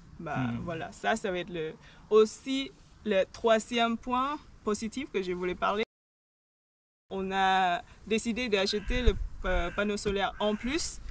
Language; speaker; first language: French; non-native, learner; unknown